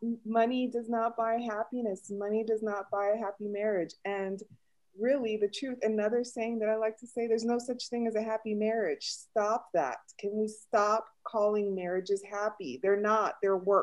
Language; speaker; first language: English; early bilingual, other home language; Spanish